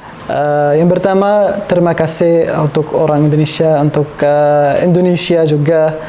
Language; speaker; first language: Indonesian; non-native, learner; Arabic